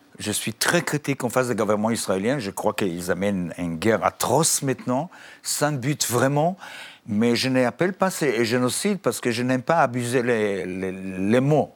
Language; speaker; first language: French; non-native, fluent; Hebrew